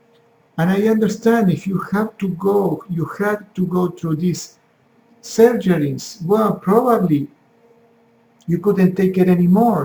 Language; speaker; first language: English; non-native, fluent; Spanish